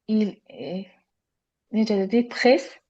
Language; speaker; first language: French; non-native, learner; Azerbaijani